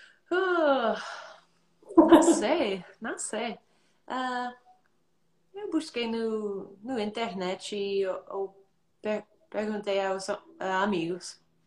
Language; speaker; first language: Portuguese; non-native, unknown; English